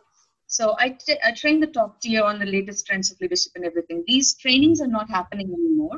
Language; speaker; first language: English; non-native, local second language; Telugu